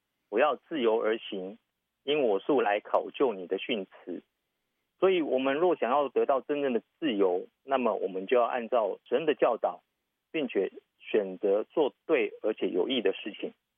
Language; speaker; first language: Chinese; native; Chinese